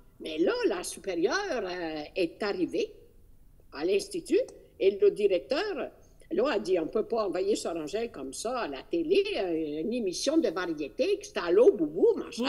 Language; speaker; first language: French; non-native, fluent; Italian